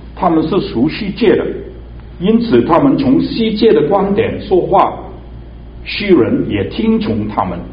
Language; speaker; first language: Chinese; non-native, local second language; Cantonese